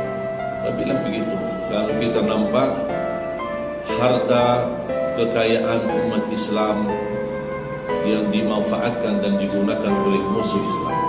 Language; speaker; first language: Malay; non-native, fluent; Arabic